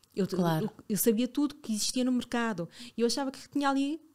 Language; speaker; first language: Portuguese; native; Portuguese